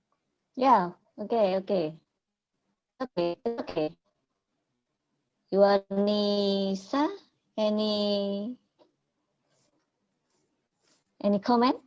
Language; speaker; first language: English; non-native, learner; Indonesian